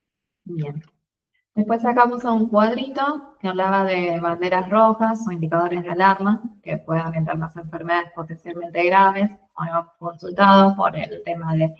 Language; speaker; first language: Spanish; native; Spanish